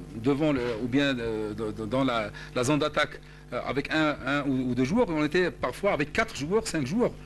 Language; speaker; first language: French; non-native, local second language; Arabic